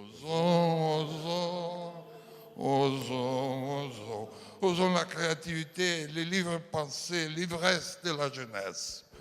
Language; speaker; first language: French; non-native, fluent; Portuguese